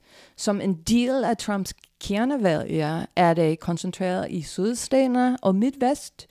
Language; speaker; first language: Danish; non-native, fluent; English